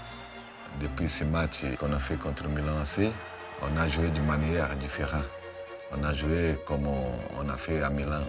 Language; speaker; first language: French; non-native, fluent; Portuguese